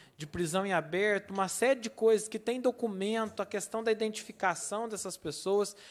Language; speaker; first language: Portuguese; native; Portuguese